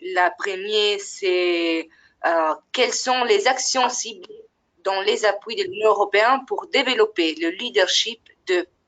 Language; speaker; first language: French; non-native, fluent; Italian